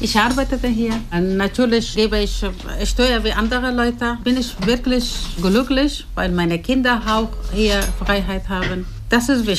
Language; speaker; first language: German; non-native, learner; Persian